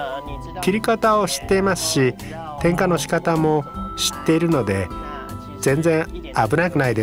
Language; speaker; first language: Japanese; non-native, fluent; Chinese